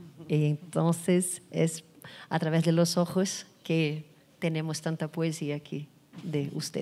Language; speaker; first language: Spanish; non-native, learner; Portuguese